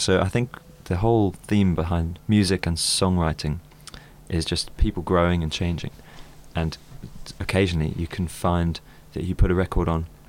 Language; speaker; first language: English; native; English